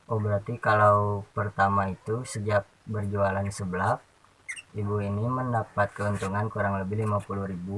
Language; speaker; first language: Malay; non-native, local second language; Sundanese